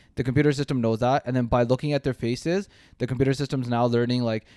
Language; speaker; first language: English; native; English